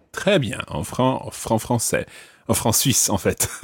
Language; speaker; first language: French; non-native, fluent; English